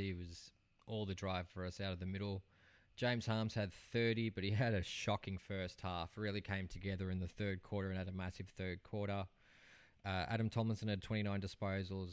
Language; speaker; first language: English; native; English